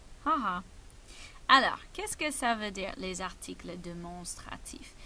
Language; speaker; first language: French; non-native, fluent; English